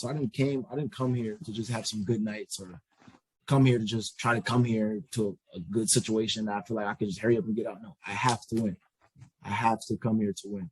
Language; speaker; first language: English; native; English